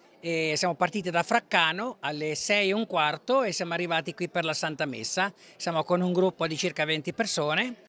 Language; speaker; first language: Italian; native; Italian